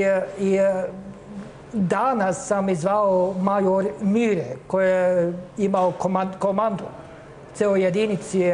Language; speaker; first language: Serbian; non-native, fluent; Norwegian